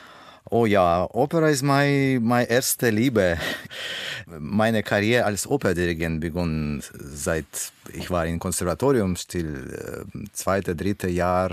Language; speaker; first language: German; non-native, learner; Russian